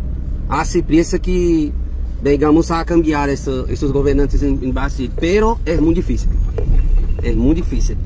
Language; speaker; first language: Spanish; non-native, fluent; Portuguese